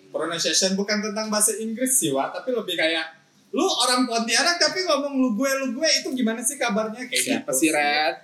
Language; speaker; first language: Indonesian; non-native, local second language; Javanese